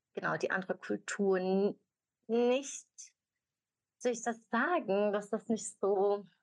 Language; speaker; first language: German; early bilingual, other home language; Albanian